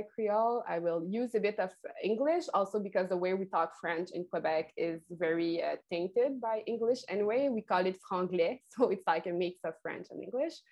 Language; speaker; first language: English; non-native, fluent; French